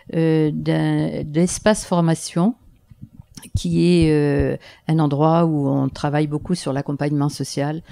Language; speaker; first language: French; native; French